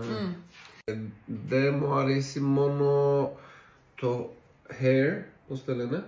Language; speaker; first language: Greek; non-native, learner; Turkish